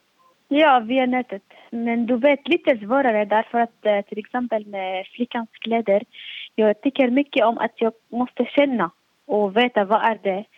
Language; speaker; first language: Swedish; non-native, fluent; Arabic